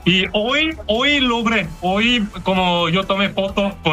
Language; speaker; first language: Spanish; non-native, learner; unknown